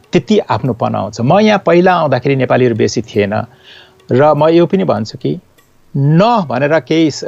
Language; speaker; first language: Nepali; non-native, local second language; Newari